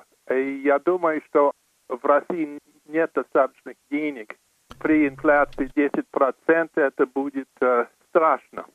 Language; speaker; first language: Russian; non-native, fluent; English